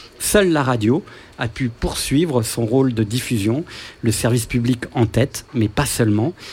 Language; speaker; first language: French; native; French